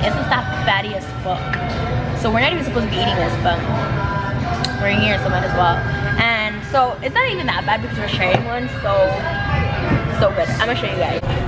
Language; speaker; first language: English; early bilingual, other home language; Spanish